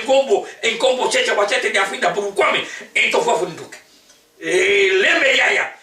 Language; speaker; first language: French; non-native, local second language; Kongo